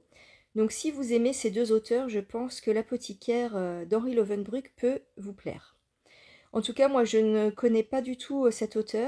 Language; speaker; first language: French; native; French